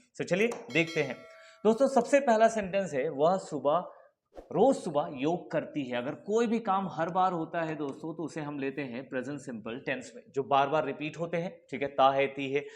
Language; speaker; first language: Hindi; native; Hindi